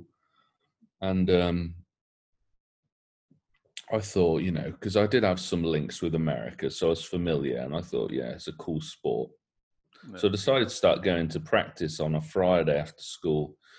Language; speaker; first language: English; native; English